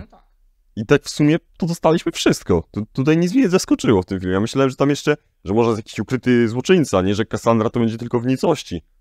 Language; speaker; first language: Polish; native; Polish